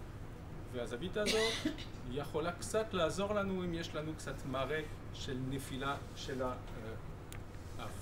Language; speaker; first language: Hebrew; non-native, fluent; French